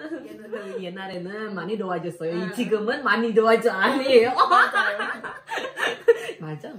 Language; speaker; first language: Korean; non-native, learner; Indonesian